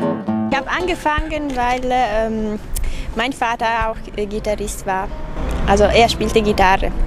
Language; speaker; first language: German; non-native, fluent; Italian